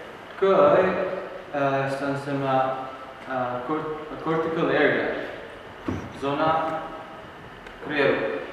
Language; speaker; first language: Romanian; non-native, fluent; Arabic